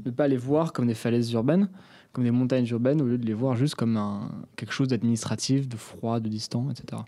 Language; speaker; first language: French; native; French